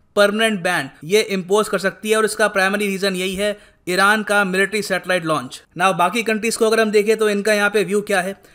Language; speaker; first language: Hindi; native; Hindi